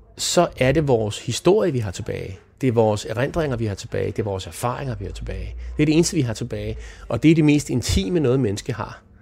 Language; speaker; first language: Danish; native; Danish